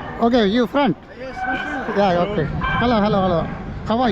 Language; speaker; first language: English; non-native, learner; Tamil